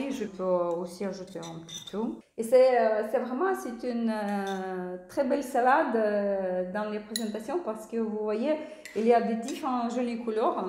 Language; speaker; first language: French; non-native, learner; Russian